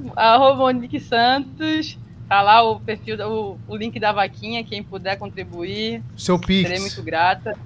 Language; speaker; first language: Portuguese; native; Portuguese